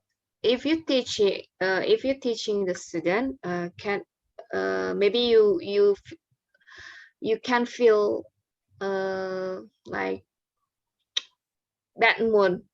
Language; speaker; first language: English; non-native, learner; Indonesian